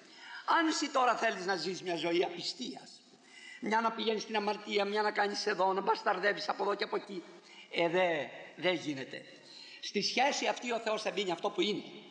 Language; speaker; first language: Greek; native; Greek